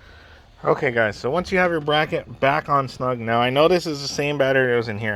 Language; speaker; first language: English; native; English